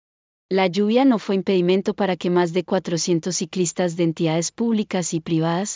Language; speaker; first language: Spanish; native; Spanish